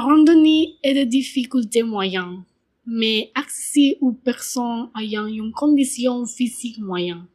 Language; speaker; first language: French; non-native, learner; Spanish